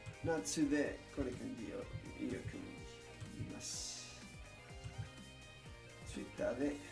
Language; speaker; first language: Japanese; non-native, learner; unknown